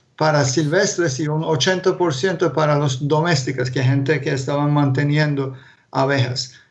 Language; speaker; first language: Spanish; non-native, fluent; Turkish